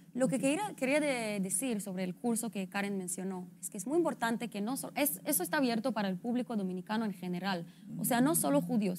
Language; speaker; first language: Spanish; non-native, fluent; Hebrew